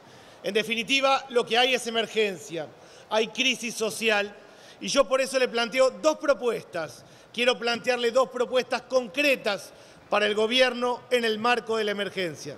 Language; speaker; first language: Spanish; native; Spanish